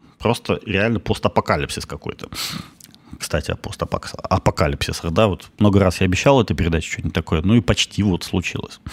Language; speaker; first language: Russian; native; Russian